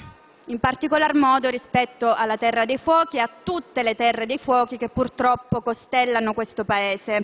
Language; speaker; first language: Italian; native; Italian